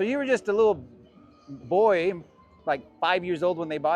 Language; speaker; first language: English; native; English